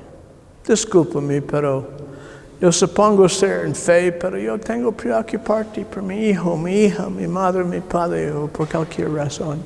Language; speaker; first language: Spanish; non-native, learner; English